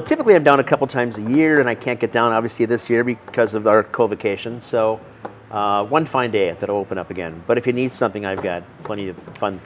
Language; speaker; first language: English; native; English